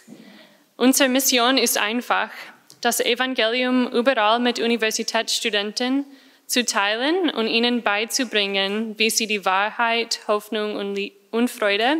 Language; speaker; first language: German; non-native, fluent; English